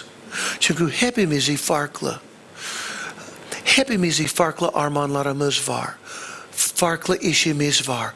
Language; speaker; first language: Turkish; non-native, fluent; English